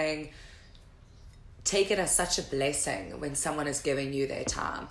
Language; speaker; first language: English; native; English